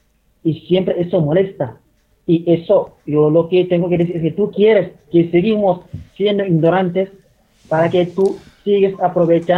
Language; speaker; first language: Spanish; non-native, fluent; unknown